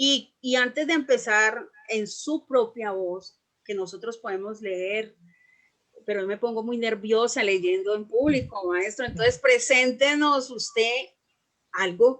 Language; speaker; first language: Spanish; native; Spanish